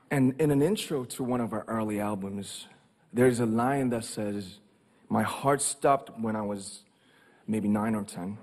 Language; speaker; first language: English; non-native, fluent; Korean